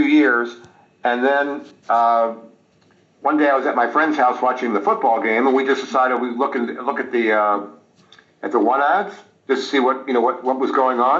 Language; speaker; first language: English; native; English